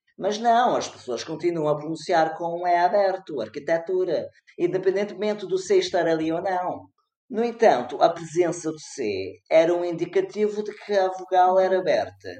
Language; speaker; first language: Portuguese; native; Portuguese